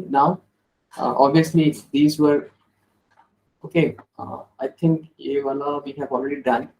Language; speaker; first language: English; non-native, local second language; Hindi